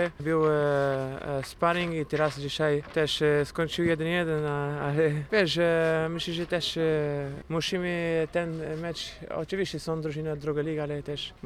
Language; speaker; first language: Polish; non-native, fluent; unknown